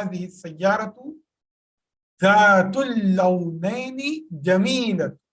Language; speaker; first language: Arabic; non-native, fluent; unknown